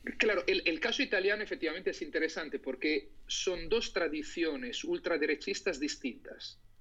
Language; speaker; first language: Spanish; non-native, fluent; Italian